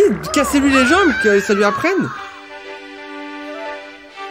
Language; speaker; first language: French; native; French